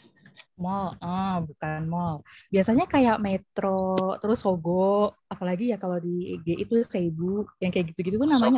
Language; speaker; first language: Indonesian; native; Indonesian